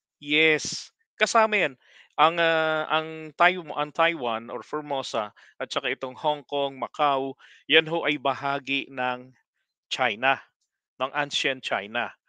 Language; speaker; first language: Filipino; native; Filipino